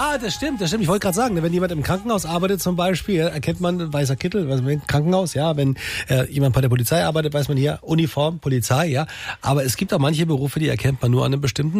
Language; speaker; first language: German; native; German